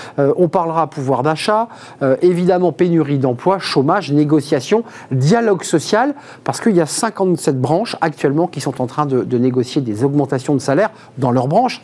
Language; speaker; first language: French; native; French